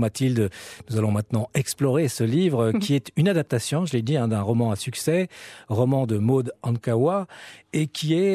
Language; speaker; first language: French; native; French